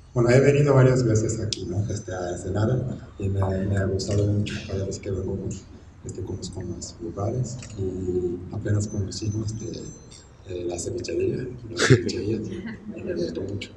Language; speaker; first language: Spanish; non-native, fluent; Japanese